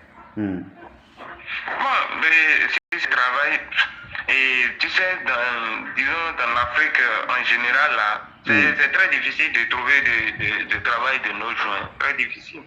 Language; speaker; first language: French; non-native, local second language; Fon